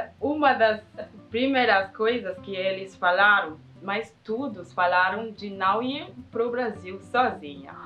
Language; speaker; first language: Portuguese; non-native, fluent; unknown